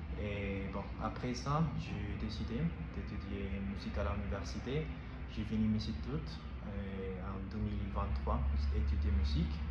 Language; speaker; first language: French; non-native, learner; Spanish